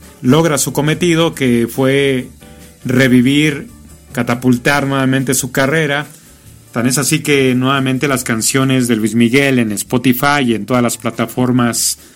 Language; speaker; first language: Spanish; native; Spanish